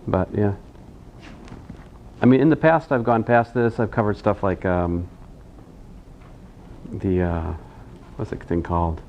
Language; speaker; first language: English; native; English